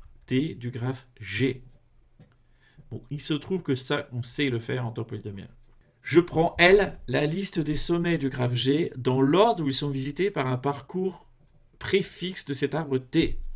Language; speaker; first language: French; native; French